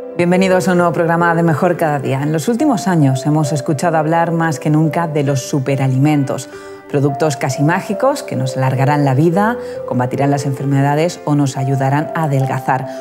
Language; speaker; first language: Spanish; native; Spanish